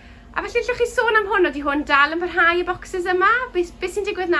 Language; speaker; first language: Welsh; native; Welsh